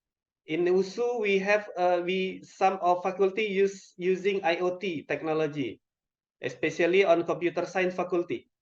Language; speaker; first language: English; non-native, local second language; Indonesian